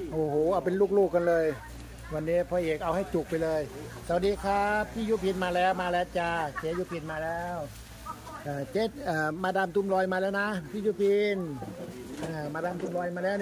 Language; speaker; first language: Thai; native; Thai